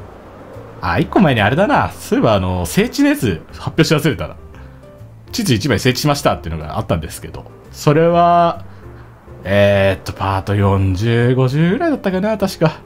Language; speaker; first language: Japanese; native; Japanese